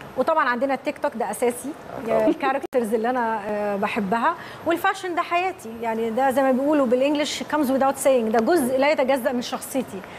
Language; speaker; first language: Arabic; native; Arabic